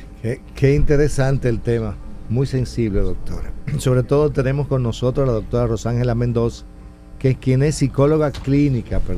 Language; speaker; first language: Spanish; native; Spanish